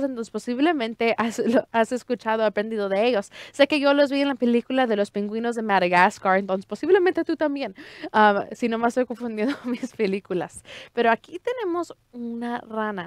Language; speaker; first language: Spanish; early bilingual, heritage; Spanish